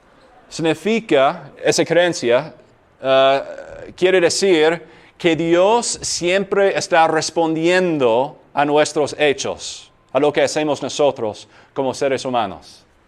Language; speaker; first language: Spanish; non-native, fluent; English